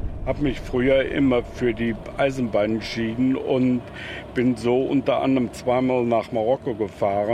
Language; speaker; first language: German; native; German